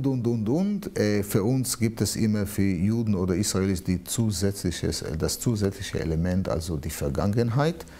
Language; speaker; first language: German; non-native, fluent; Hebrew